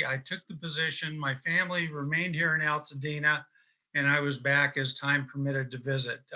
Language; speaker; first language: English; native; English